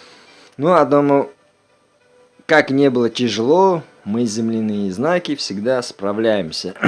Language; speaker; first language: Russian; non-native, local second language; Uzbek